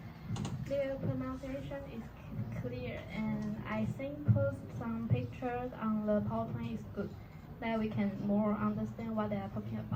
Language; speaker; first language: English; non-native, learner; Chinese